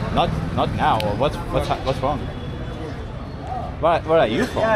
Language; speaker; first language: English; non-native, learner; Lithuanian